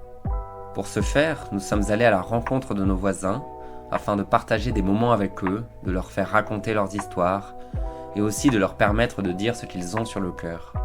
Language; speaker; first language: French; native; French